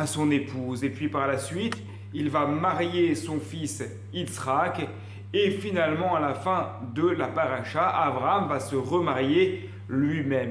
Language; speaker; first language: French; native; French